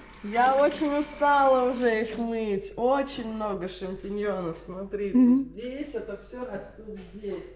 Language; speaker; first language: Russian; native; Russian